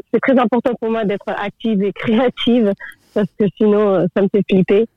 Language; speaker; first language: French; non-native, local second language; Arabic